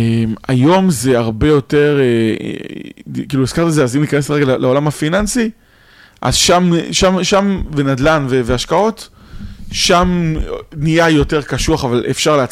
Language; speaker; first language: Hebrew; native; Hebrew